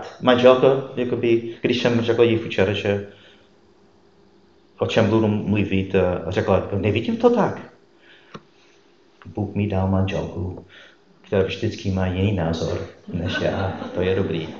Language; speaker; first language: Czech; non-native, fluent; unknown